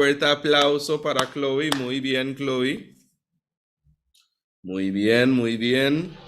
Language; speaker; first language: Spanish; non-native, fluent; English